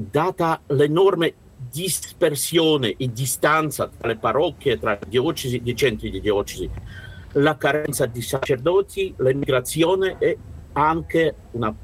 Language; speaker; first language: Italian; non-native, learner; Russian